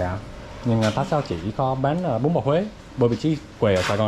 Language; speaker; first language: Vietnamese; non-native, learner; English